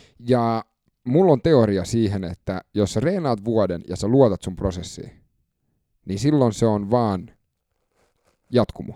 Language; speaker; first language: Finnish; native; Finnish